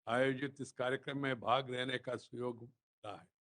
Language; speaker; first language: Hindi; non-native, local second language; Telugu